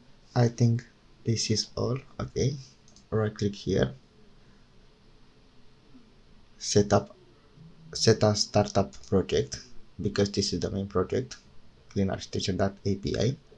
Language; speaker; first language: English; non-native, fluent; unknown